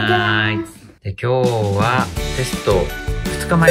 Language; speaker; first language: Japanese; native; Japanese